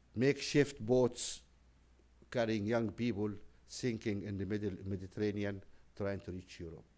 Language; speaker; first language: English; non-native, fluent; Arabic